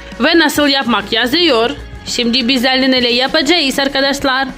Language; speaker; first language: Turkish; non-native, learner; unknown